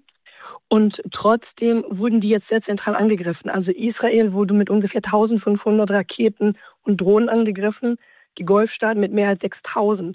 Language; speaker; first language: German; native; German